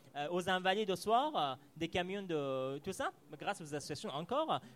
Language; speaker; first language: French; non-native, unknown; Persian